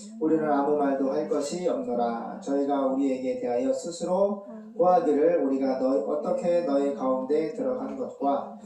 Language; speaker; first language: Korean; native; Korean